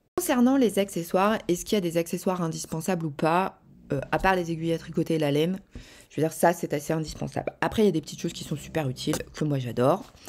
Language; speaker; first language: French; native; French